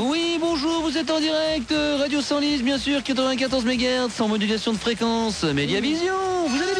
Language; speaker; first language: French; native; French